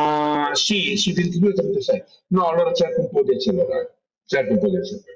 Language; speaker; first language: Italian; native; Italian